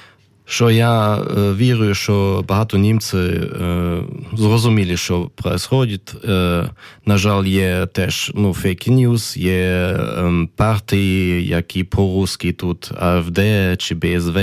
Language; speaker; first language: Ukrainian; non-native, learner; German